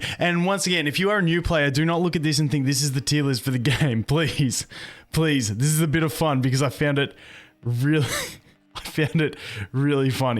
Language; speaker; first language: English; native; English